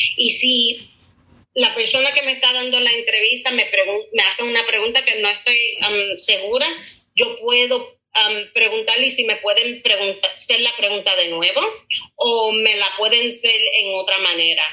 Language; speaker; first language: Spanish; early bilingual, heritage; Spanish